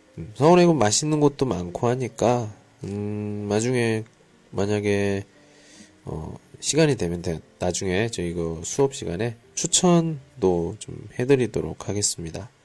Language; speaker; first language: Korean; native; Korean